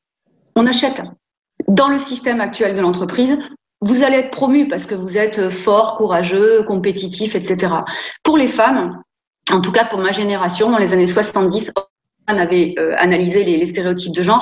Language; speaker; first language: French; native; French